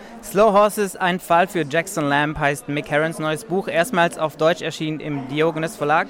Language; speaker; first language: German; native; German